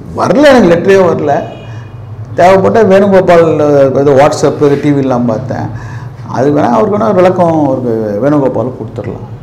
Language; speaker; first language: Tamil; native; Tamil